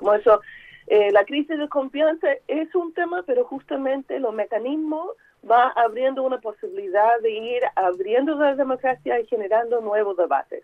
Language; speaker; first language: Spanish; non-native, fluent; English